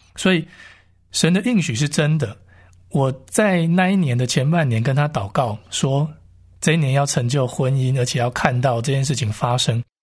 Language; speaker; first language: Chinese; native; Chinese